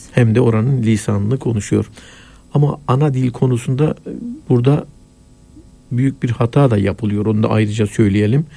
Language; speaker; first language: Turkish; native; Turkish